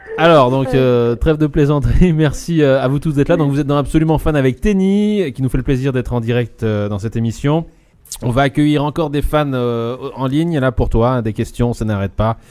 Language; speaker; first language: French; native; French